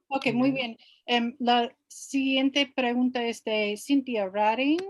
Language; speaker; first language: Spanish; non-native, fluent; English